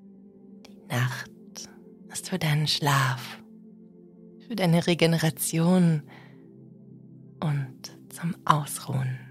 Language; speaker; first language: German; native; German